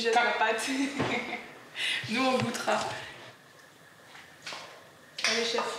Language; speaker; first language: French; native; French